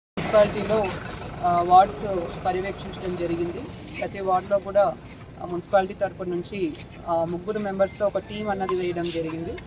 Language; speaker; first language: Telugu; native; Telugu